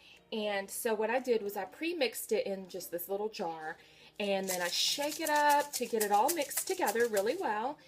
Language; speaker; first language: English; native; English